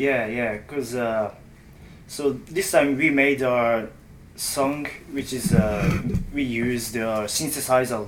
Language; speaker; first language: English; non-native, learner; Japanese